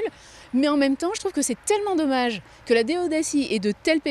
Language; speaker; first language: French; native; French